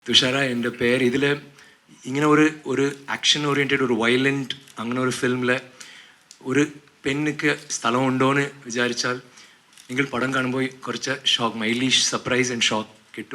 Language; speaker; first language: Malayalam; non-native, learner; Tamil